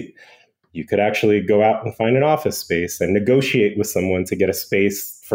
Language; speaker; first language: English; native; English